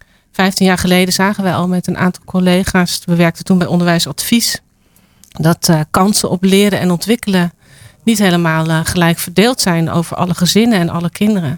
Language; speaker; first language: Dutch; native; Dutch